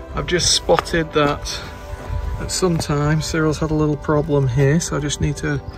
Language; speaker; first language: English; native; English